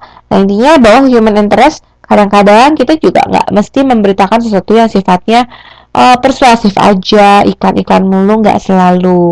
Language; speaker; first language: Indonesian; native; Indonesian